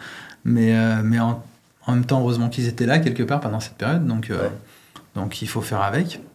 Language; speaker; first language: French; native; French